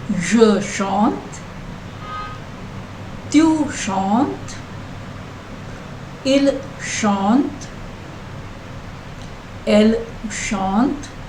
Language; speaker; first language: French; non-native, learner; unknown